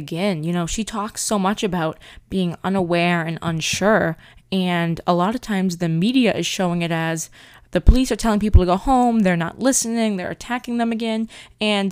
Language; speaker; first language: English; native; English